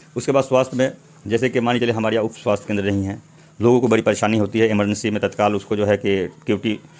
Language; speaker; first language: Hindi; native; Hindi